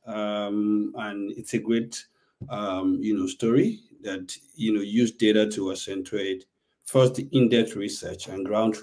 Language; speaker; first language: English; non-native, local second language; Yoruba